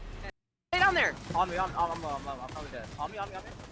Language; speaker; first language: English; native; English